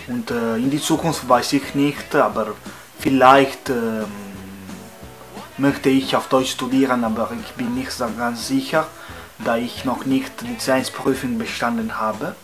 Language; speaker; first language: German; non-native, fluent; Italian